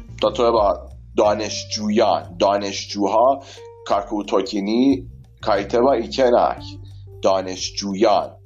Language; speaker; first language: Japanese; non-native, learner; Persian